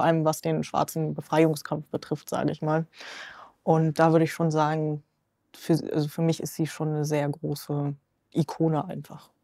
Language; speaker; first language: German; native; German